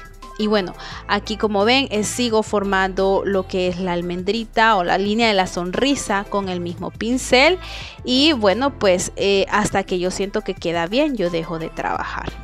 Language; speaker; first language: Spanish; native; Spanish